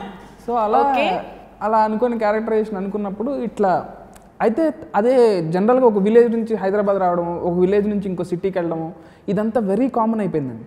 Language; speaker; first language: Telugu; native; Telugu